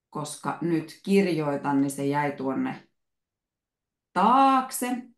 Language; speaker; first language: Finnish; native; Finnish